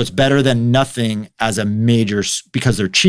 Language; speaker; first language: English; native; English